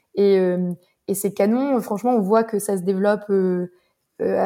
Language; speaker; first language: French; native; French